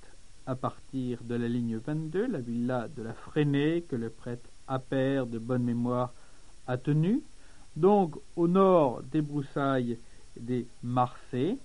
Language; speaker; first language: French; native; French